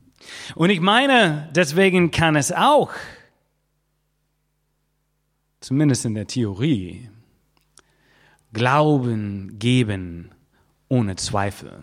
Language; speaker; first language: German; non-native, fluent; English